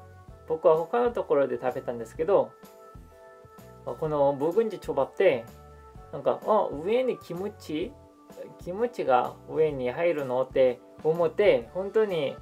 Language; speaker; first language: Japanese; non-native, fluent; Korean